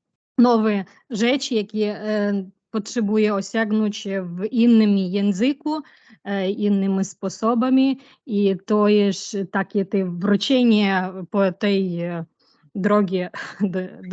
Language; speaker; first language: Polish; non-native, learner; Ukrainian